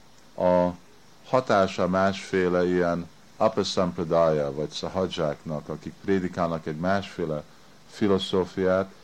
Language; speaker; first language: Hungarian; early bilingual, heritage; Hungarian